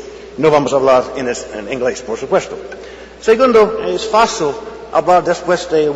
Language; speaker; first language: Spanish; non-native, fluent; English